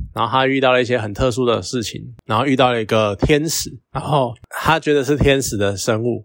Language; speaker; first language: Chinese; native; Chinese